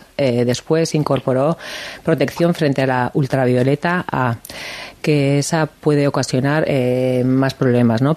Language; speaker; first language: Spanish; native; Spanish